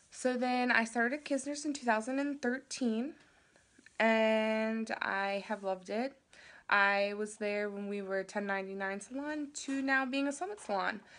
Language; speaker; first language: English; native; English